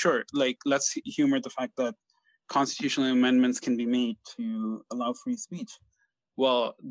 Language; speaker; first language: English; non-native, local second language; Bangla